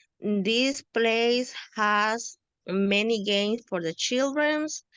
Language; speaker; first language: English; non-native, learner; Spanish